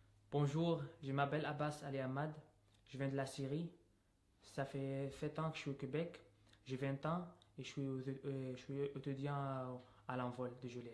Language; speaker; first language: French; non-native, fluent; Arabic